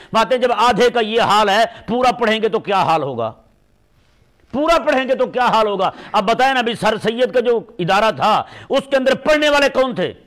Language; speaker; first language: Urdu; non-native, local second language; Punjabi